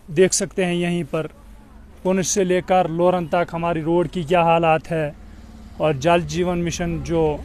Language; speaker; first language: Hindi; non-native, local second language; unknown